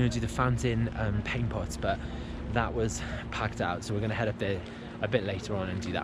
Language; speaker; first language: English; native; English